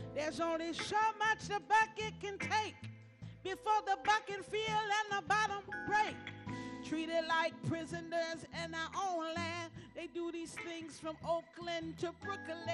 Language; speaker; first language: English; native; English